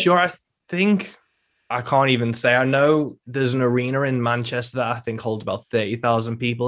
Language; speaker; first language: English; native; English